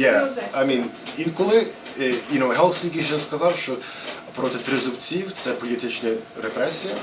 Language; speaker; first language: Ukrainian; early bilingual, heritage; English